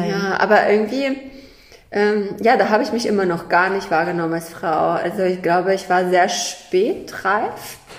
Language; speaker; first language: German; early bilingual, other home language; Russian